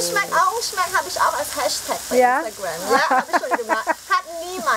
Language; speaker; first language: German; early bilingual, other home language; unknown